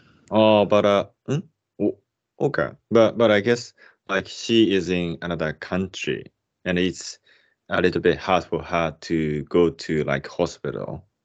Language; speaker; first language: English; non-native, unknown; Japanese